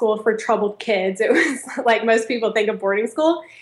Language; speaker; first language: English; native; English